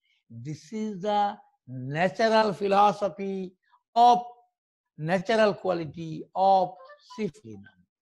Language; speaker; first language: English; non-native, local second language; Bangla